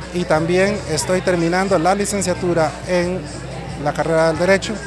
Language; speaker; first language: Spanish; non-native, local second language; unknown